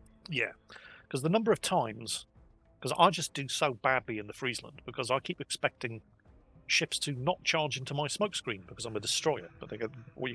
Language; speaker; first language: English; native; English